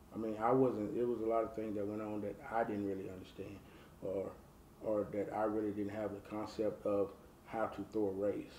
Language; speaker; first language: English; native; English